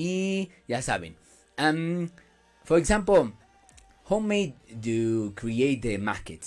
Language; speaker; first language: English; non-native, learner; Spanish